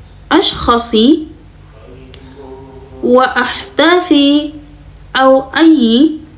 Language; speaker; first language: Arabic; non-native, learner; Indonesian